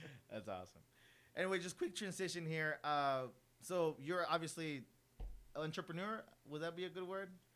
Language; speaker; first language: English; early bilingual, other home language; Spanish